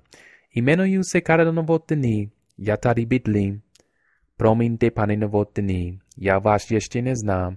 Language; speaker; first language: Czech; non-native, learner; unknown